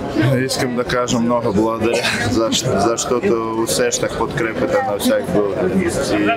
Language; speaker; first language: Bulgarian; non-native, learner; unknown